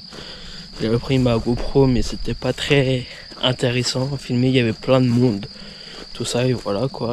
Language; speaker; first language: French; native; French